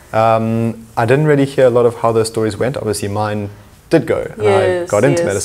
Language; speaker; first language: English; native; English